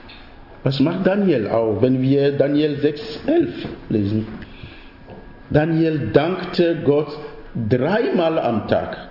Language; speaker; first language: German; non-native, fluent; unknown